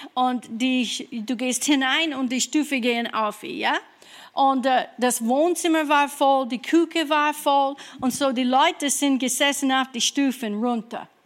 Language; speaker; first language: German; non-native, fluent; English